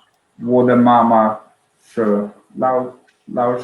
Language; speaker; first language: Chinese; non-native, learner; Swedish